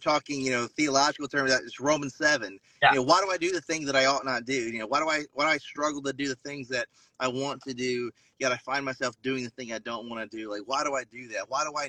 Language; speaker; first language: English; native; English